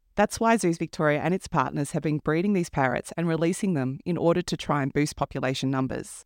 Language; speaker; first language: English; native; English